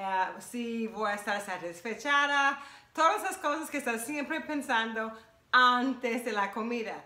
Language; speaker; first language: Spanish; non-native, fluent; English